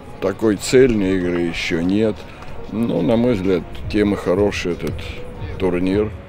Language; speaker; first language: Russian; native; Russian